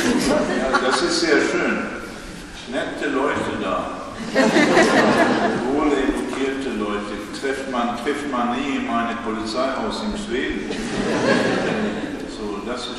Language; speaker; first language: German; non-native, learner; Swedish